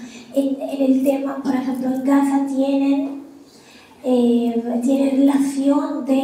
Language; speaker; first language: Spanish; non-native, fluent; Arabic